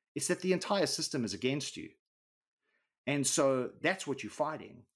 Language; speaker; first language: English; native; English